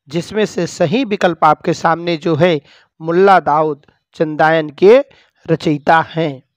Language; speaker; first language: Hindi; native; Hindi